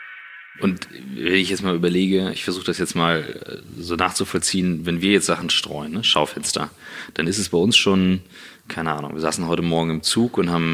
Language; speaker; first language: German; native; German